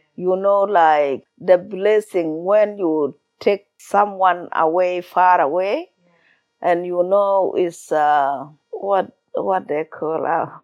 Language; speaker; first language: English; non-native, learner; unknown